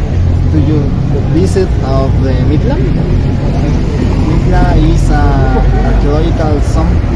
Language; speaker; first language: English; non-native, learner; Spanish